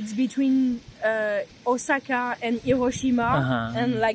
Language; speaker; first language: English; non-native, learner; French